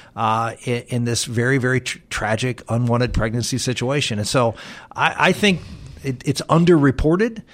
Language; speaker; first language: English; native; English